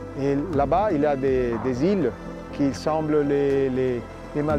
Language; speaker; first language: French; non-native, fluent; Italian